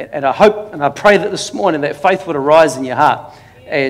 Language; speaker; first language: English; native; English